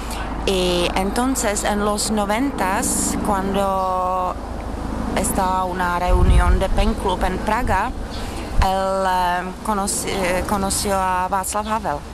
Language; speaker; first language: Spanish; non-native, learner; Czech